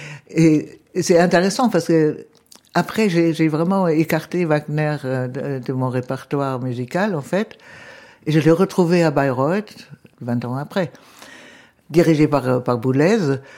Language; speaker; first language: French; non-native, fluent; German